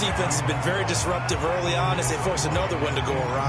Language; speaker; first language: English; native; English